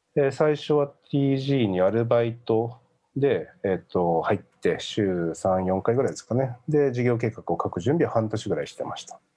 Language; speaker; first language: Japanese; native; Japanese